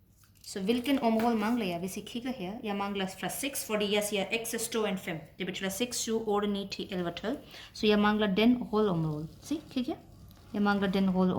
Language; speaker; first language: Danish; non-native, fluent; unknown